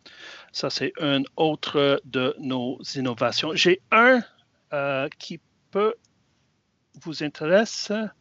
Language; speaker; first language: French; non-native, fluent; English